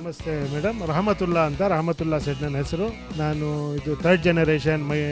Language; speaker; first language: Kannada; non-native, local second language; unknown